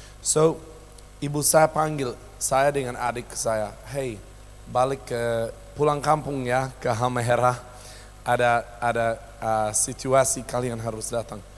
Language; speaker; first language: Indonesian; non-native, local second language; English